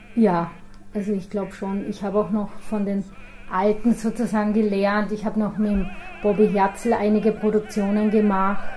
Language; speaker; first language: German; native; German